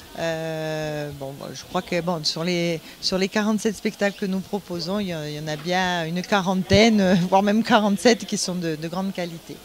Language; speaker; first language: French; native; French